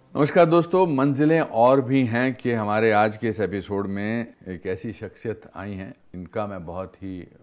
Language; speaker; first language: Hindi; native; Hindi